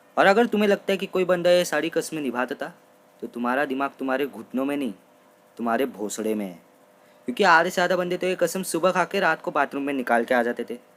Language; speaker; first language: Hindi; non-native, local second language; Marathi